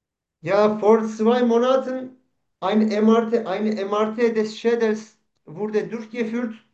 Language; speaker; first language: German; non-native, learner; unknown